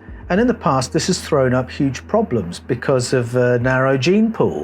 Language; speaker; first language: English; native; English